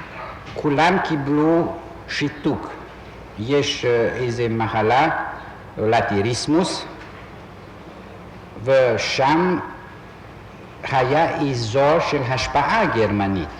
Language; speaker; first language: Hebrew; non-native, fluent; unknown